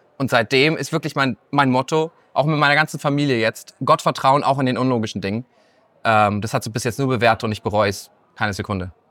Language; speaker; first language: German; native; German